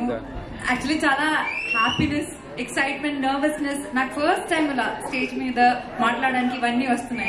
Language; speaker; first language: Telugu; non-native, fluent; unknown